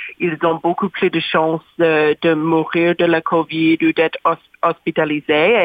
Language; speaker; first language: French; non-native, learner; English